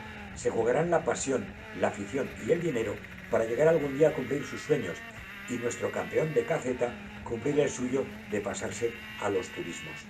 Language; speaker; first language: Spanish; native; Spanish